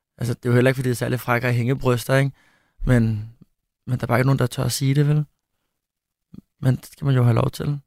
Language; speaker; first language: Danish; early bilingual, other home language; Spanish